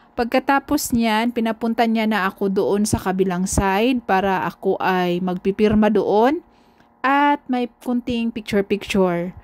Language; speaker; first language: Filipino; native; Filipino